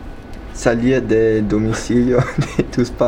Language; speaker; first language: Spanish; non-native, learner; German